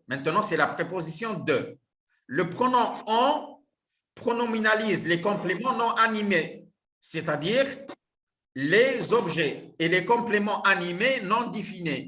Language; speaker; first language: French; non-native, local second language; Arabic